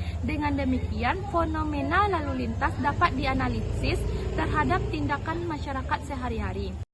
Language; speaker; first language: Indonesian; native; Indonesian